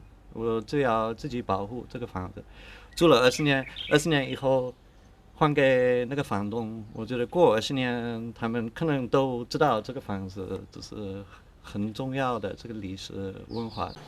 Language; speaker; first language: Chinese; non-native, fluent; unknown